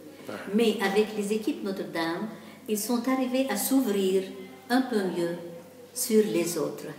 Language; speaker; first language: French; non-native, local second language; Arabic